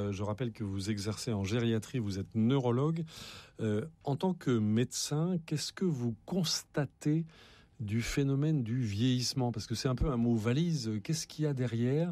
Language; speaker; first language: French; native; French